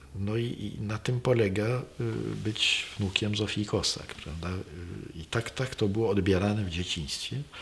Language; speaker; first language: Polish; early bilingual, heritage; French